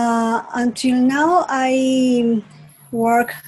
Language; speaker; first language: English; non-native, learner; Spanish